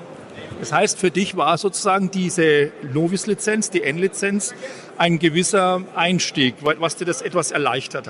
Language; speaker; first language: German; native; German